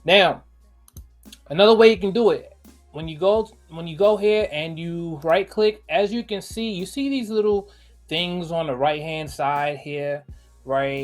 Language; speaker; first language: English; native; English